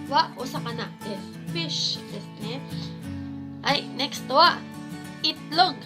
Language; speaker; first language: Japanese; non-native, fluent; Cebuano